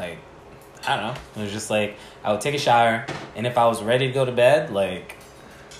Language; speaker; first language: English; native; English